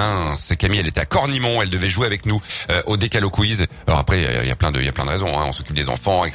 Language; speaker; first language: French; native; French